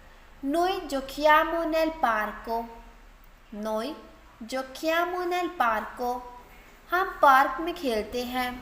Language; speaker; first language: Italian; non-native, fluent; Urdu